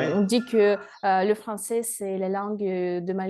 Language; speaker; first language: French; non-native, fluent; Russian